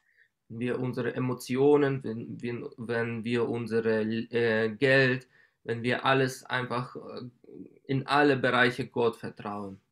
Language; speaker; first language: German; non-native, learner; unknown